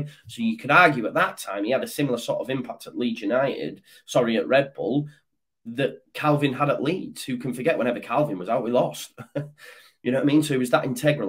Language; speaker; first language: English; native; English